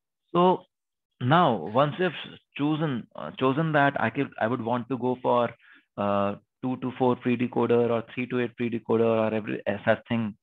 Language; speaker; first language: English; non-native, local second language; Hindi